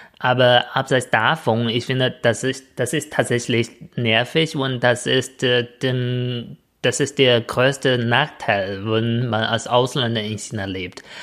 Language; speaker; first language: German; non-native, fluent; Chinese